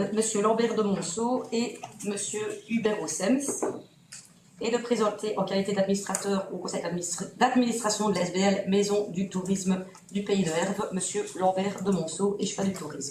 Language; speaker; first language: French; native; French